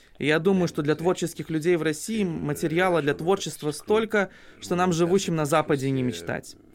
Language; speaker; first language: Russian; non-native, local second language; Lithuanian